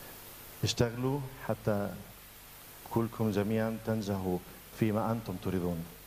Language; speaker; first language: Arabic; non-native, fluent; Spanish